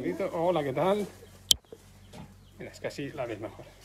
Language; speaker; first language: Spanish; native; Spanish